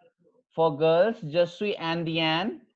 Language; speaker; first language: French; non-native, fluent; Hindi